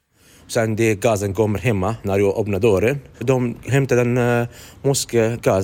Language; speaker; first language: Swedish; non-native, learner; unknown